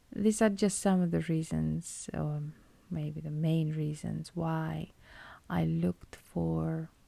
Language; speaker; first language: English; non-native, fluent; Romanian